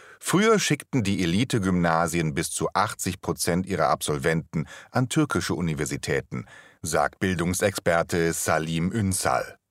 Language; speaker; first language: German; native; German